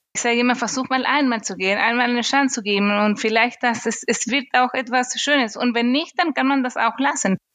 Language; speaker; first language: German; non-native, fluent; Spanish